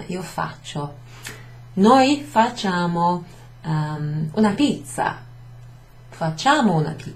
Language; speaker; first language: Italian; non-native, fluent; English